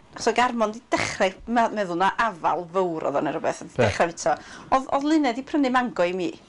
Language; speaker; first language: Welsh; native; Welsh